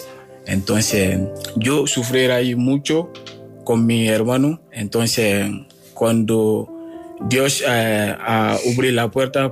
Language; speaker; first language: Spanish; non-native, learner; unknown